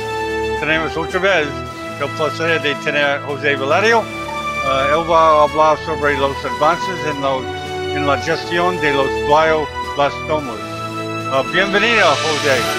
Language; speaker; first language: Spanish; non-native, learner; English